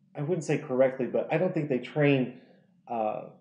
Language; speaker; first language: English; native; English